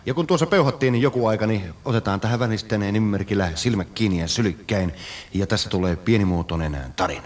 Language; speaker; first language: Finnish; native; Finnish